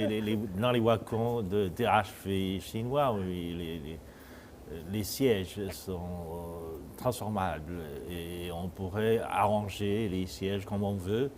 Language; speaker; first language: French; non-native, fluent; Chinese